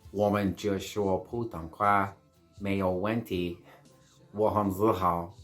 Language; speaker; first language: Chinese; non-native, learner; English